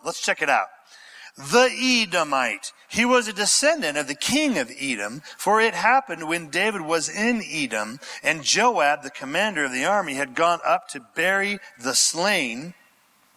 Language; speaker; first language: English; native; English